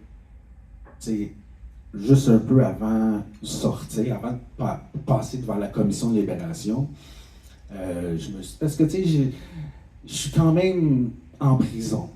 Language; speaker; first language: French; native; French